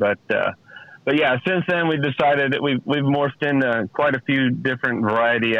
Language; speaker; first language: English; native; English